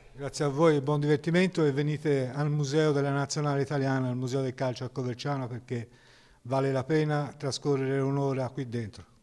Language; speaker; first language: Italian; native; Italian